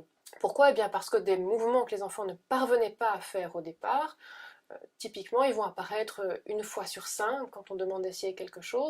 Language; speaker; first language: French; native; French